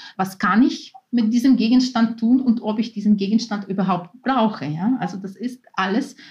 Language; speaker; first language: German; non-native, fluent; Ukrainian